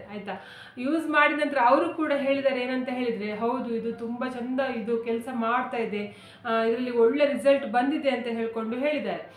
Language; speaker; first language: Kannada; non-native, local second language; Konkani